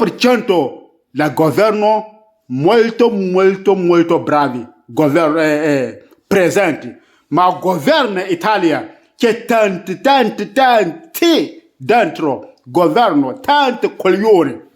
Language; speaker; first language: Italian; non-native, learner; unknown